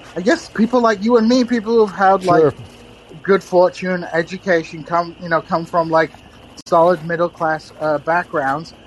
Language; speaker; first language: English; native; English